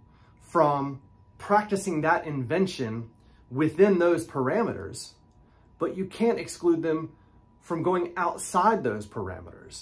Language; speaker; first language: English; native; English